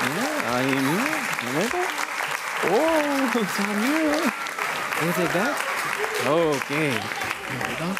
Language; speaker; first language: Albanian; non-native, learner; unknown